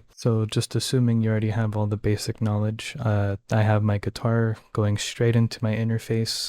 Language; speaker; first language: English; native; English